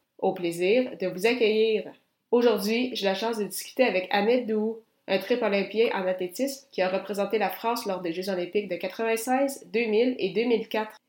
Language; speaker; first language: French; native; French